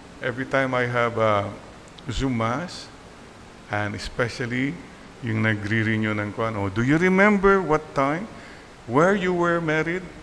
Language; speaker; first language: English; non-native, local second language; Filipino